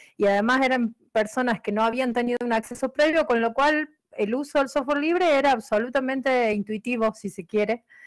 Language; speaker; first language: Spanish; native; Spanish